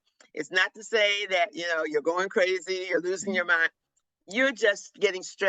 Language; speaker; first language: English; native; English